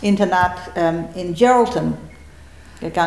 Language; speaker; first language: German; non-native, learner; English